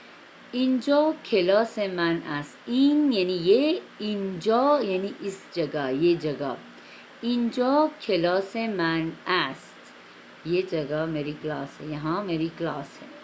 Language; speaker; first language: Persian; non-native, fluent; Urdu